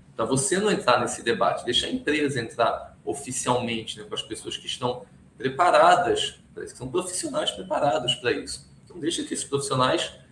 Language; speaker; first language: Portuguese; early bilingual, other home language; Hebrew